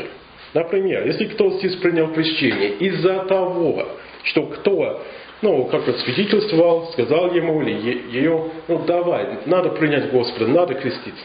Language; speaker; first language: Russian; non-native, fluent; English